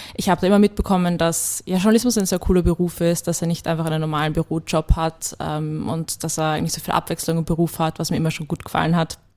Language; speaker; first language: German; native; German